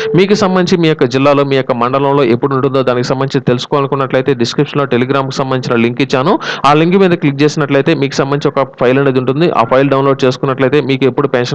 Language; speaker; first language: Telugu; native; Telugu